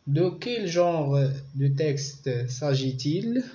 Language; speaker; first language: French; non-native, local second language; Arabic